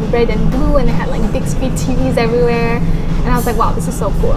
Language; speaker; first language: English; non-native, local second language; Malay